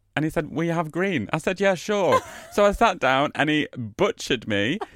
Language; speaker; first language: English; native; English